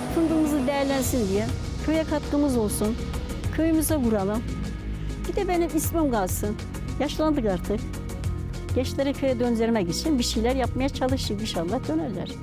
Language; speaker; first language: Turkish; native; Turkish